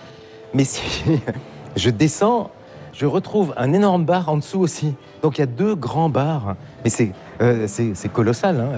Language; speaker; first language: French; native; French